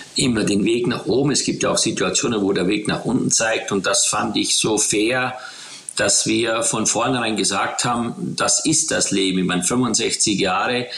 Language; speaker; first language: German; native; German